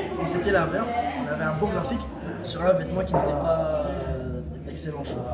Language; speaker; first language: French; early bilingual, other home language; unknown